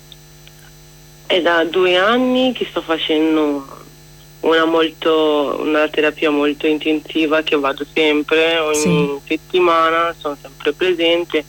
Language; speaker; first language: Italian; non-native, fluent; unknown